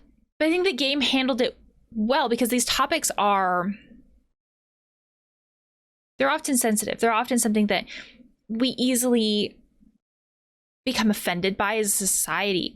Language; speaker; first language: English; native; English